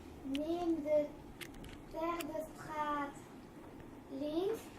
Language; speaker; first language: Dutch; non-native, learner; French